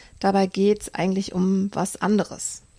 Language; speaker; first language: German; native; German